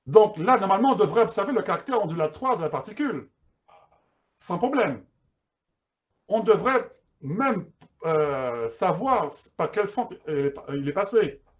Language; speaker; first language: French; native; French